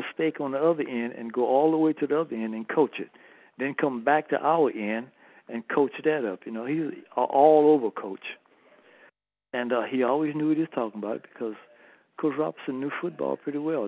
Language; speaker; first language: English; native; English